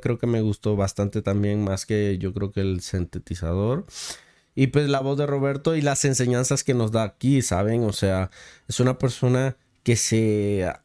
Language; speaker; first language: Spanish; native; Spanish